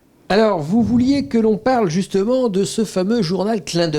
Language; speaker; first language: French; native; French